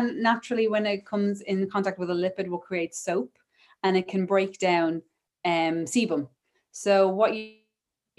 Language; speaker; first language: English; native; English